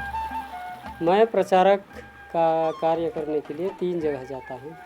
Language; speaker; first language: Hindi; non-native, local second language; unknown